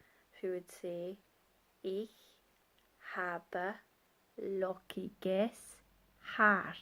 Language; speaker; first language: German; non-native, fluent; English